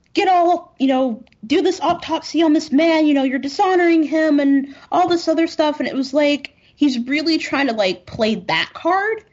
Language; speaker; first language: English; native; English